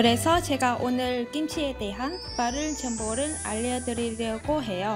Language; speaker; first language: Korean; non-native, fluent; Vietnamese